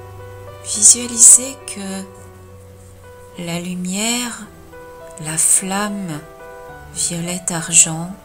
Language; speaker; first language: French; native; French